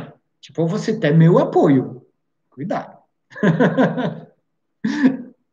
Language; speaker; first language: Portuguese; non-native, fluent; French